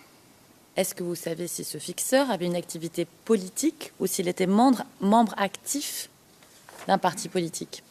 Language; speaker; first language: French; native; French